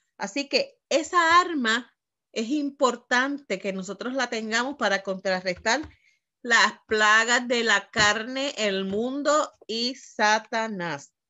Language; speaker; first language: Spanish; native; Spanish